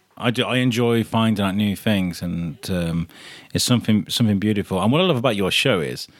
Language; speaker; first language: English; native; English